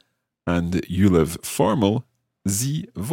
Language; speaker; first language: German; non-native, learner; English